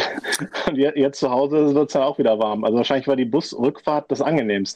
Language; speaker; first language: German; native; German